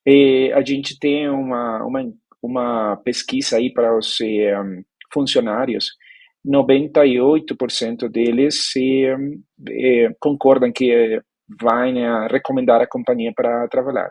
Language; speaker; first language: Portuguese; non-native, fluent; Spanish